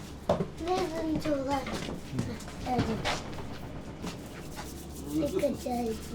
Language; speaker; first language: Japanese; native; Japanese